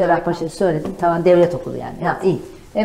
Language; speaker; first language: Turkish; native; Turkish